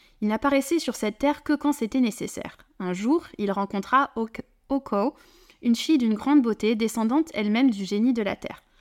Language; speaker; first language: French; native; French